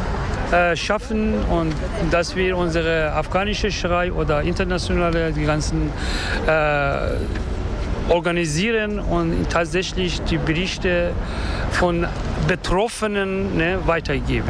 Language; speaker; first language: German; non-native, learner; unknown